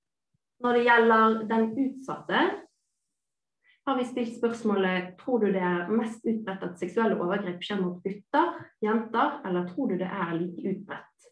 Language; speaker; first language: Norwegian; native; Norwegian